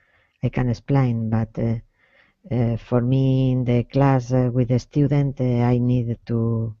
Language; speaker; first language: English; non-native, learner; Spanish